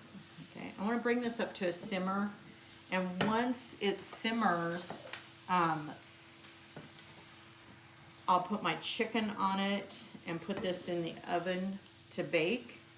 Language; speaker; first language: English; native; English